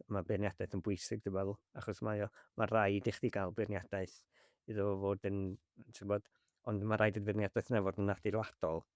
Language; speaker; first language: Welsh; native; Welsh